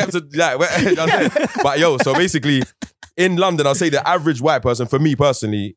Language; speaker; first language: English; native; English